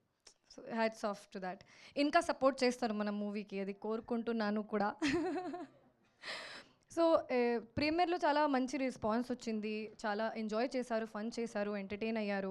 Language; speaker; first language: Telugu; non-native, local second language; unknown